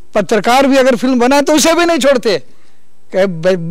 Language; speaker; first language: Hindi; native; Hindi